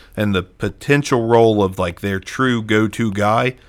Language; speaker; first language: English; native; English